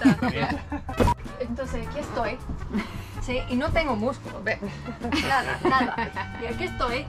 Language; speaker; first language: Spanish; non-native, fluent; English